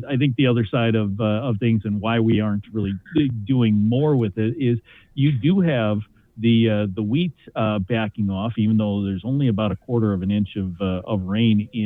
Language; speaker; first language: English; native; English